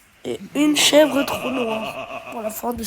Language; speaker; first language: French; native; French